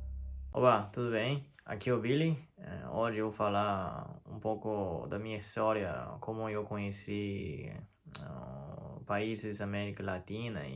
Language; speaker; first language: Portuguese; non-native, fluent; Chinese